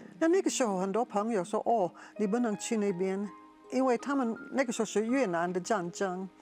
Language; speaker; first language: Chinese; non-native, fluent; English